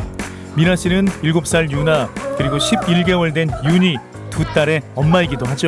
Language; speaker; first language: Korean; native; Korean